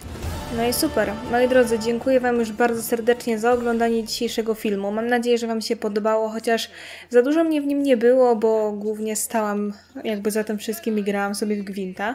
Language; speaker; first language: Polish; native; Polish